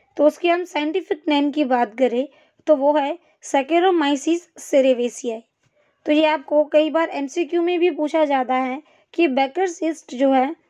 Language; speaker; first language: Hindi; non-native, local second language; Gujarati